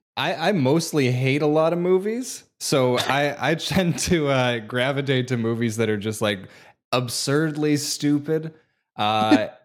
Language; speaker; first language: English; native; English